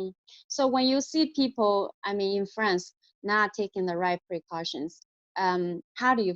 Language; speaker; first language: English; non-native, fluent; Chinese